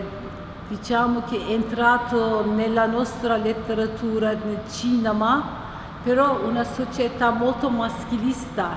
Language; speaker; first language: Italian; non-native, learner; Turkish